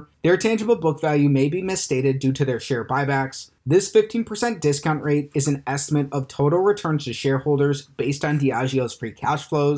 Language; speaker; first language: English; native; English